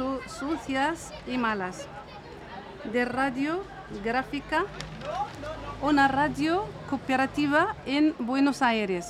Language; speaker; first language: Spanish; non-native, fluent; Arabic